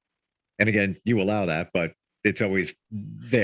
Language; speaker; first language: English; native; English